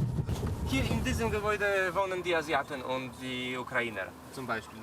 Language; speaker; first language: German; non-native, fluent; Polish